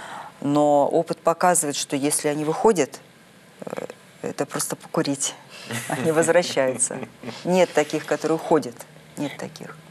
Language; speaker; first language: Russian; native; Russian